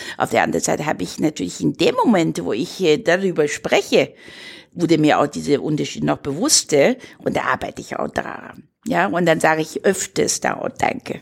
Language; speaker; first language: German; non-native, fluent; Chinese